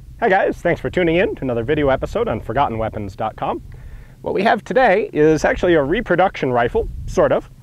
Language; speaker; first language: English; native; English